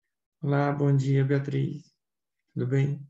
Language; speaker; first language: Portuguese; native; Portuguese